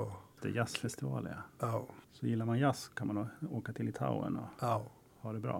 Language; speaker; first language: Swedish; native; Swedish